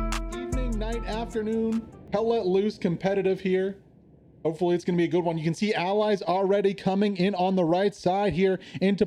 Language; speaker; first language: English; native; English